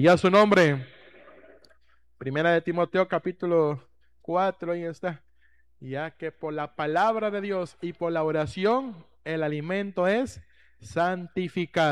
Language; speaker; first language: Spanish; native; Spanish